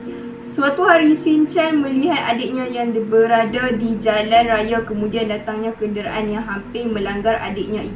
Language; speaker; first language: Malay; native; Malay